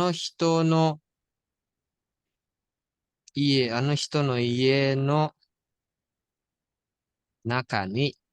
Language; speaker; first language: Japanese; non-native, fluent; Indonesian